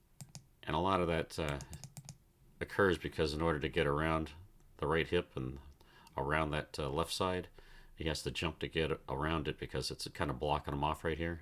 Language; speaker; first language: English; native; English